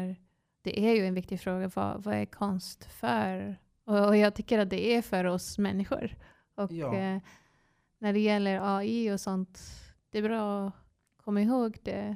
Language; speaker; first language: Swedish; non-native, fluent; English